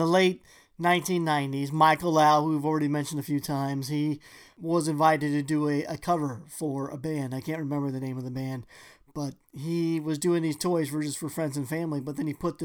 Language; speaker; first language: English; native; English